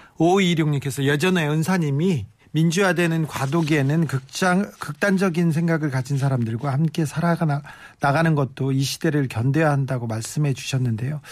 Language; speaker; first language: Korean; native; Korean